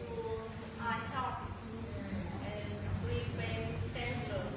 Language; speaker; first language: English; non-native, learner; Vietnamese